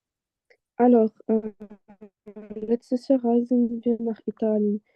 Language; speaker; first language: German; non-native, fluent; French